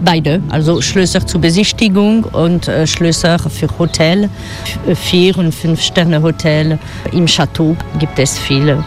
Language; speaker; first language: German; non-native, fluent; French